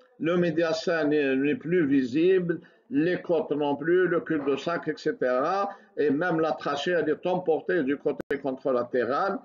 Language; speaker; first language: French; non-native, local second language; Arabic